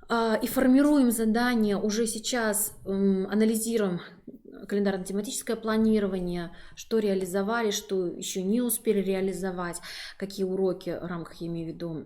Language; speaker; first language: Russian; native; Russian